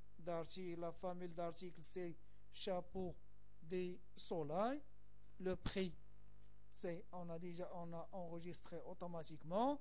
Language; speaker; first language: French; non-native, local second language; Arabic